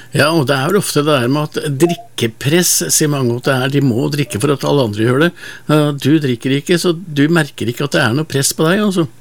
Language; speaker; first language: Norwegian; native; Norwegian